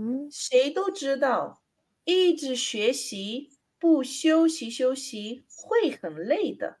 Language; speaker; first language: Chinese; non-native, learner; Spanish